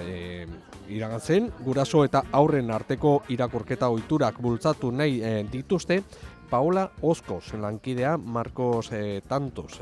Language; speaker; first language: Basque; native; Basque